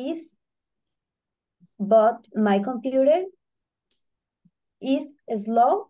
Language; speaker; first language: English; non-native, learner; Spanish